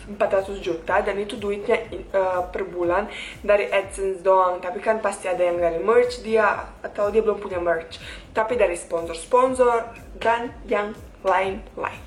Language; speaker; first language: Indonesian; non-native, fluent; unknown